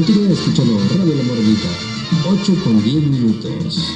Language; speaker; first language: Spanish; native; Spanish